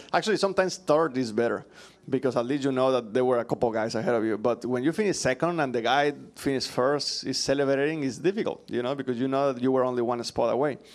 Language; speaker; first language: English; non-native, fluent; Spanish